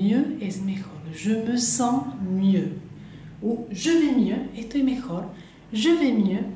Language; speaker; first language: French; non-native, fluent; Spanish